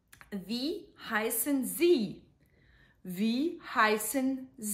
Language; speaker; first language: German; non-native, fluent; Serbian